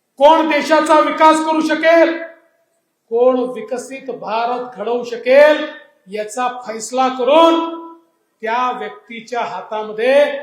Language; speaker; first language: Marathi; native; Marathi